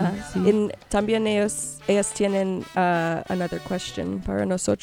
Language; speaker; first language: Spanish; non-native, learner; English